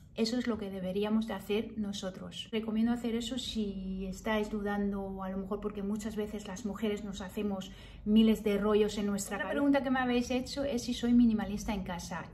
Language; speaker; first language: Spanish; early bilingual, heritage; Spanish